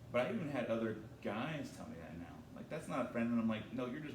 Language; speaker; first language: English; native; English